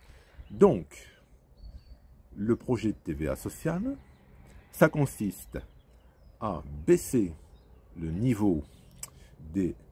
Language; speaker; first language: French; native; French